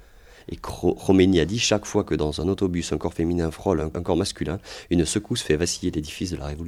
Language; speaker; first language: French; native; French